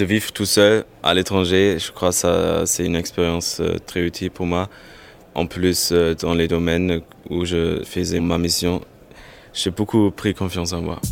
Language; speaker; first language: French; non-native, fluent; German